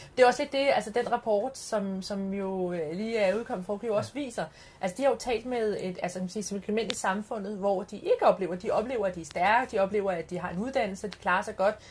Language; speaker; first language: Danish; early bilingual, other home language; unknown